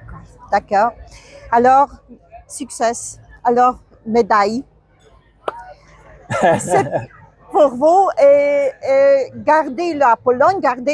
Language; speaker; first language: French; non-native, learner; Polish